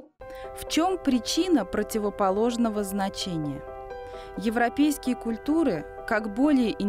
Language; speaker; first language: Russian; native; Russian